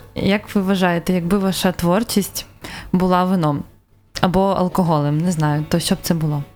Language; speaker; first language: Ukrainian; native; Ukrainian